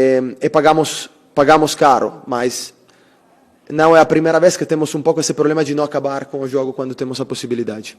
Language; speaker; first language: Portuguese; non-native, fluent; Italian